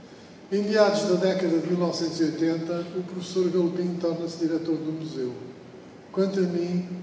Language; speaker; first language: Portuguese; native; Portuguese